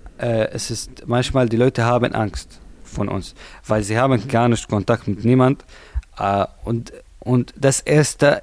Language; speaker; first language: German; non-native, learner; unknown